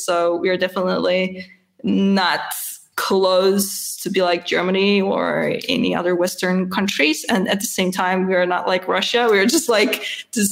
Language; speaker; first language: English; non-native, fluent; Polish